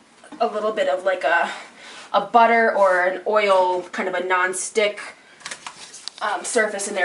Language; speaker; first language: English; native; English